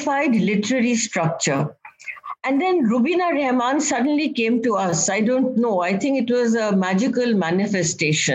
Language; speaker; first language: English; non-native, local second language; Bangla